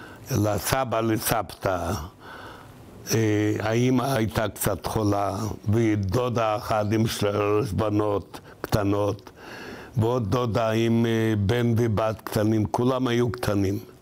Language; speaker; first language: Hebrew; non-native, fluent; Yiddish